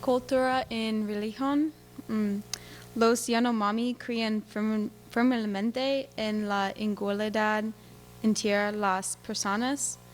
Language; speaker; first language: Spanish; non-native, learner; English